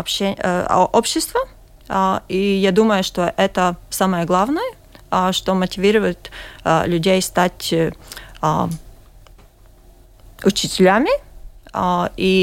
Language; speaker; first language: Russian; non-native, local second language; Latvian